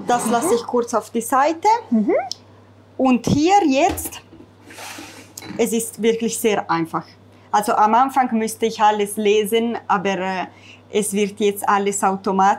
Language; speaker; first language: German; non-native, fluent; Italian